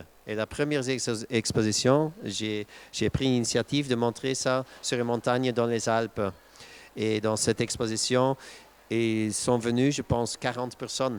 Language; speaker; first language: French; non-native, local second language; Dutch